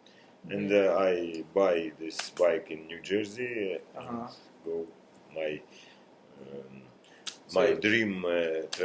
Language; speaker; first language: English; non-native, learner; Russian